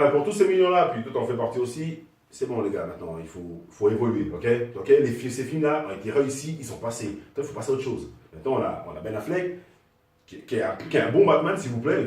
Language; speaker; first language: French; native; French